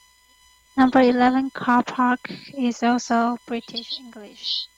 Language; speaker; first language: English; non-native, learner; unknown